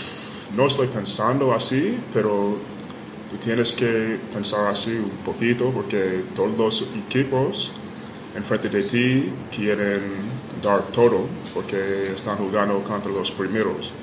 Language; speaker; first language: Spanish; non-native, fluent; English